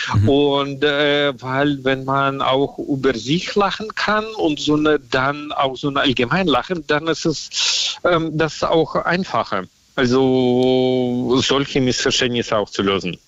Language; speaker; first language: German; non-native, fluent; Russian